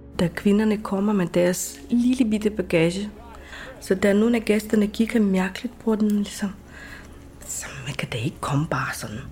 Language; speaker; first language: Danish; non-native, fluent; Ukrainian